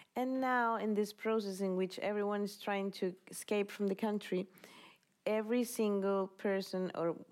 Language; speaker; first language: English; non-native, fluent; Spanish